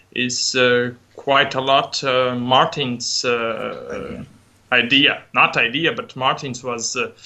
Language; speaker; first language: English; non-native, learner; Latvian